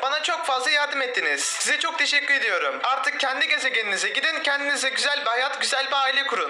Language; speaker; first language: Turkish; native; Turkish